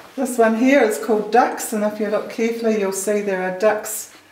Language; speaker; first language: English; native; English